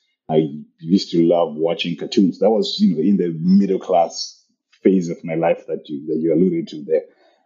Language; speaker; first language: English; non-native, local second language; Shona